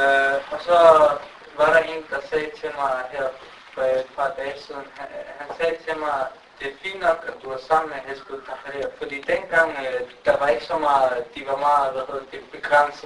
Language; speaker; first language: Danish; early bilingual, other home language; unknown